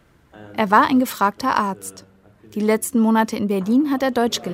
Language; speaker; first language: German; native; German